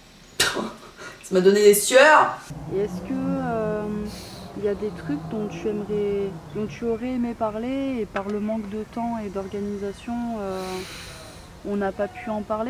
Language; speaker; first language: French; native; French